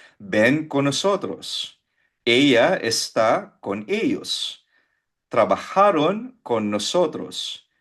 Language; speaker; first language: Spanish; non-native, fluent; Filipino